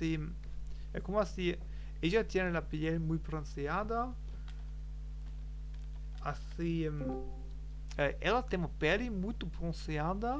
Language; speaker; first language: Spanish; non-native, learner; German